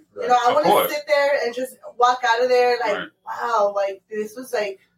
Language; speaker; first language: English; early bilingual, other home language; Spanish